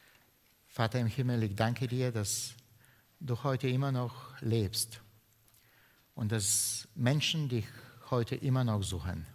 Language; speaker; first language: German; non-native, fluent; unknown